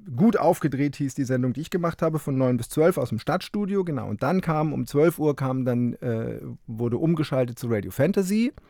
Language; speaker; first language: German; native; German